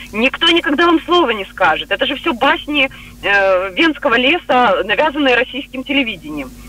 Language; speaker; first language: Russian; native; Russian